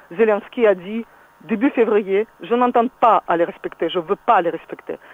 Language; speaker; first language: French; non-native, fluent; Russian